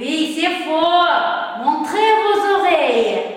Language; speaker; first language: French; non-native, fluent; Uzbek